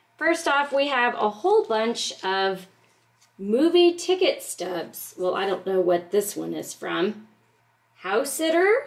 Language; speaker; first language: English; native; English